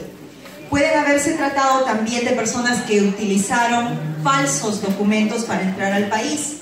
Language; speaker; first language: Spanish; native; Spanish